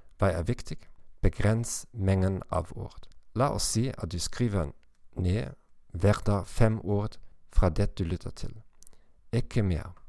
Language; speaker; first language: Norwegian; non-native, learner; German